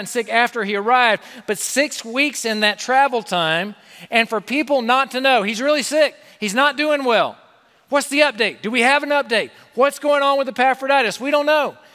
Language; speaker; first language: English; native; English